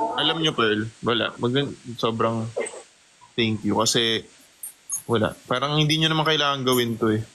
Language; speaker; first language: Filipino; native; Filipino